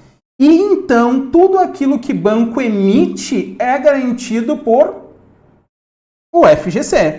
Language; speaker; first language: Portuguese; native; Portuguese